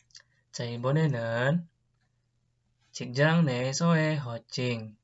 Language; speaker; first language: Korean; non-native, fluent; Indonesian